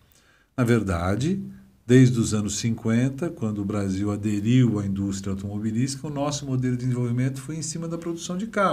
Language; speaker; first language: Portuguese; native; Portuguese